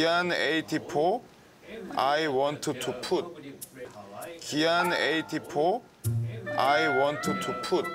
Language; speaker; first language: English; non-native, learner; Korean